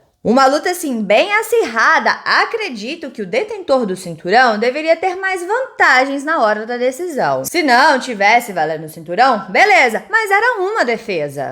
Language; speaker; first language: Portuguese; native; Portuguese